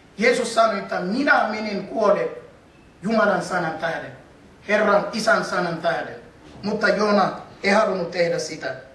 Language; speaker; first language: Finnish; non-native, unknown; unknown